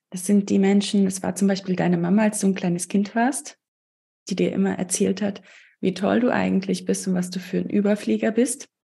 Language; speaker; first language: German; native; German